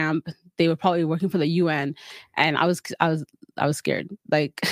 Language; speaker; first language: English; early bilingual, other home language; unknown